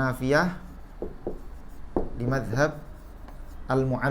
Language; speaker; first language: Arabic; non-native, fluent; Indonesian